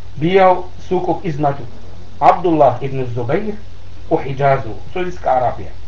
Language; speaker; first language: Bosnian; non-native, learner; Arabic